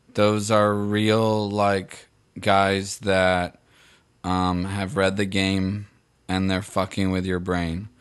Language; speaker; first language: English; native; English